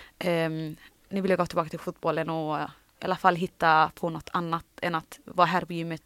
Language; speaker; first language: Swedish; early bilingual, other home language; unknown